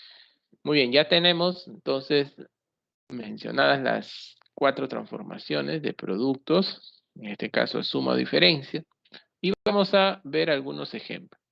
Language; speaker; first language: Spanish; native; Spanish